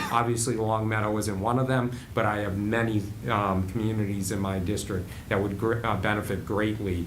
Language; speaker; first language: English; native; English